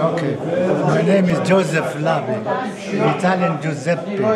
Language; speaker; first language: English; non-native, learner; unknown